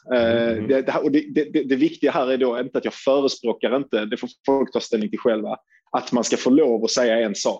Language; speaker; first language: Swedish; early bilingual, other home language; Turkish